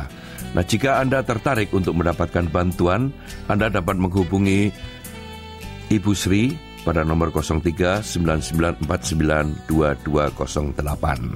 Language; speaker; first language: Indonesian; native; Indonesian